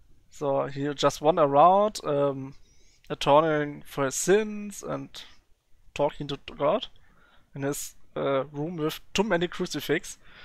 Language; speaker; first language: English; non-native, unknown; German